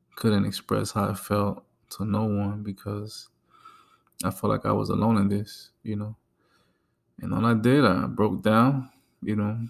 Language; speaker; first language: English; early bilingual, other home language; Spanish